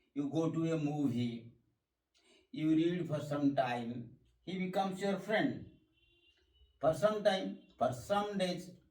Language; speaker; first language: English; non-native, local second language; Hindi